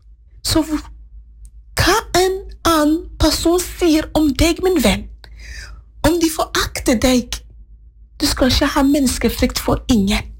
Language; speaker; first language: Norwegian; non-native, fluent; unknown